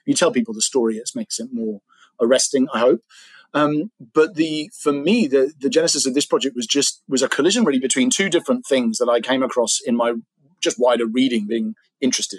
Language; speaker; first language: English; native; English